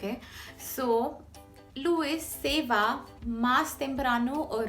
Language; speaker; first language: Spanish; non-native, fluent; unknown